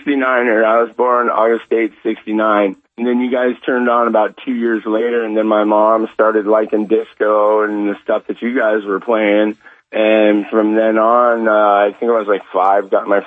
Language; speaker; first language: English; native; English